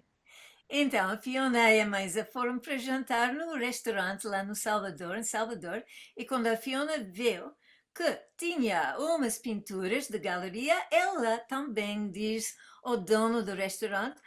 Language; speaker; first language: Portuguese; non-native, fluent; English